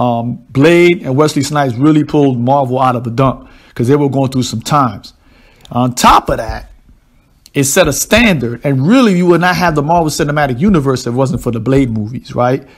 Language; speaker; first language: English; native; English